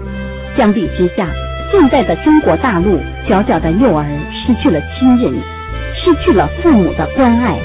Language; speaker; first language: Chinese; native; Chinese